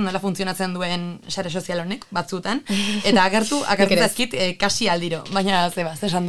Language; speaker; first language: Basque; native; Basque